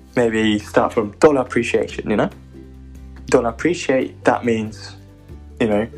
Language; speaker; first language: English; non-native, fluent; Japanese